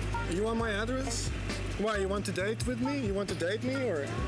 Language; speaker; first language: English; non-native, fluent; Dutch